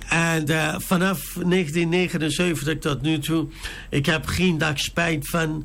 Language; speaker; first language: Dutch; non-native, fluent; English